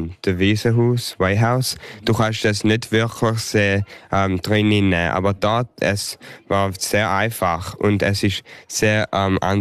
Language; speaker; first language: German; early bilingual, heritage; English